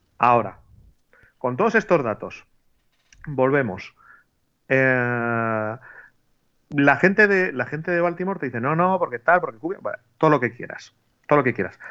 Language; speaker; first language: Spanish; native; Spanish